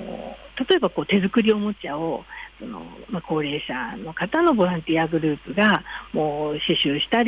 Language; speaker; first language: Japanese; native; Japanese